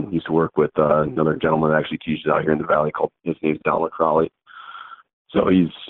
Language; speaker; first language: English; native; English